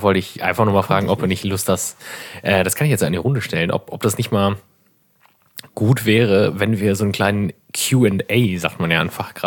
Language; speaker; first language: German; native; German